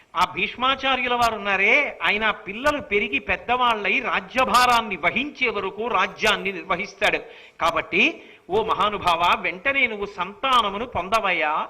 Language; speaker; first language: Telugu; native; Telugu